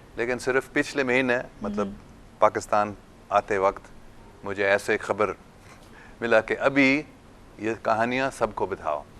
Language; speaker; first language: Urdu; non-native, local second language; English